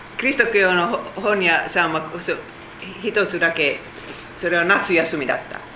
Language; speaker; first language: Japanese; non-native, fluent; Korean